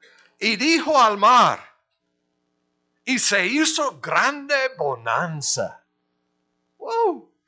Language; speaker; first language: Spanish; non-native, fluent; English